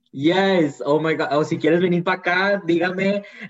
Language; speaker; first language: Spanish; early bilingual, heritage; Spanish